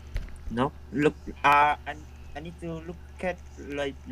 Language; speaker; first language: English; non-native, learner; Vietnamese